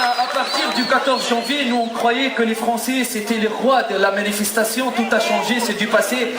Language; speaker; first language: French; non-native, local second language; Arabic